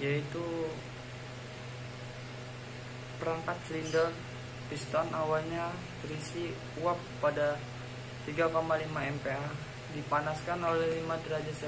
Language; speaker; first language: Indonesian; native; Indonesian